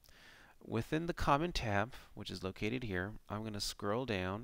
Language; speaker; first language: English; native; English